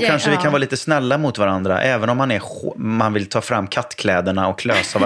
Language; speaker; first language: Swedish; native; Swedish